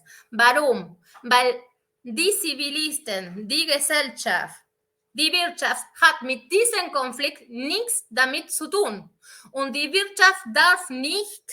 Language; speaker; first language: German; non-native, fluent; Spanish